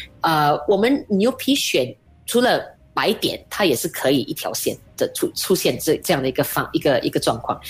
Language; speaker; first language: Chinese; native; Chinese